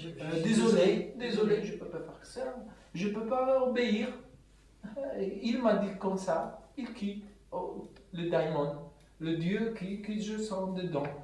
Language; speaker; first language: French; non-native, fluent; Italian